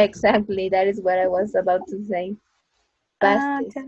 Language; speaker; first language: English; non-native, fluent; Spanish